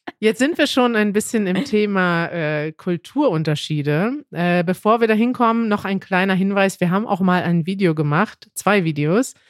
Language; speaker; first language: German; native; German